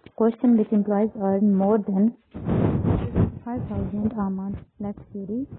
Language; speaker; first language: English; non-native, local second language; Urdu